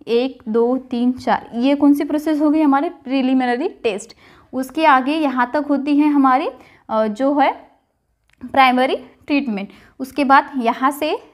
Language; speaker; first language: Hindi; non-native, local second language; Marathi